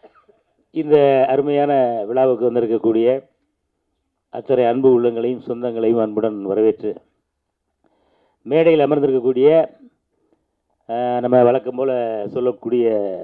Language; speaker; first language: Tamil; native; Tamil